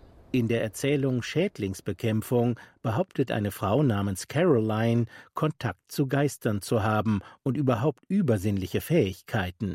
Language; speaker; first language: German; native; German